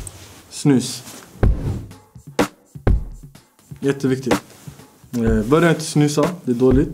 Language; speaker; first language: Swedish; early bilingual, other home language; Bosnian